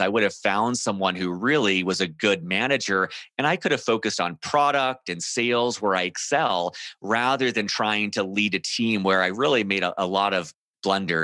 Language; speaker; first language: English; native; English